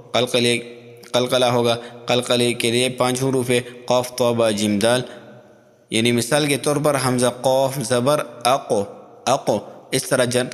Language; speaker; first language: Urdu; non-native, local second language; Pashto